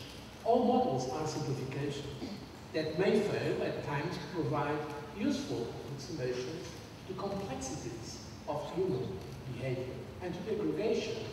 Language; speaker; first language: English; non-native, fluent; Portuguese